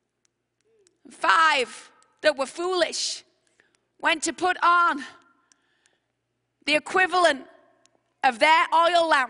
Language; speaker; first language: English; native; English